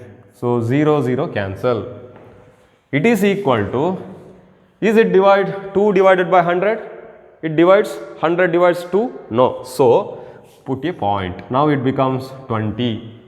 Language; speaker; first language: English; non-native, local second language; Kannada